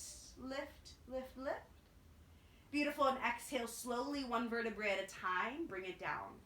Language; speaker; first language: English; native; English